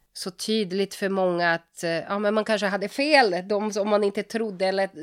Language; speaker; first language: Swedish; non-native, fluent; Portuguese